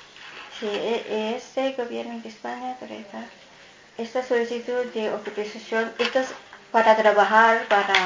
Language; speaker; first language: Spanish; non-native, learner; Filipino